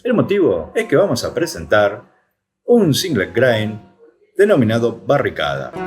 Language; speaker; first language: Spanish; native; Spanish